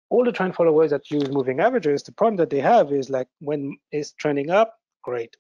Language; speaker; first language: English; early bilingual, other home language; French